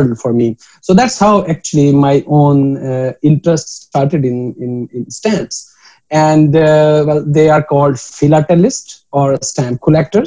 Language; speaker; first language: English; non-native, local second language; Urdu